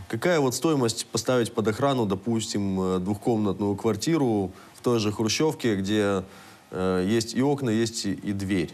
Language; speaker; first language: Russian; native; Russian